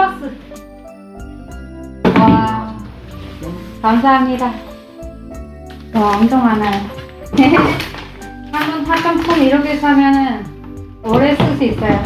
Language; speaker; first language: Korean; non-native, fluent; Vietnamese